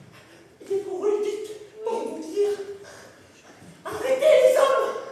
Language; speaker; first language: French; non-native, learner; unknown